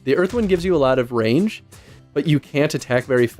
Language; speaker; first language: English; native; English